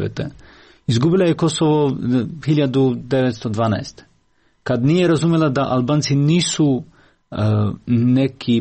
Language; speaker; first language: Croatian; non-native, local second language; Albanian